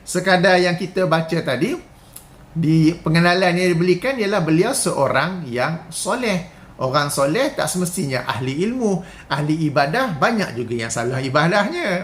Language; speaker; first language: Malay; native; Malay